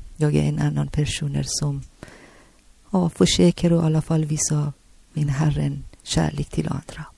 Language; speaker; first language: Swedish; non-native, learner; Persian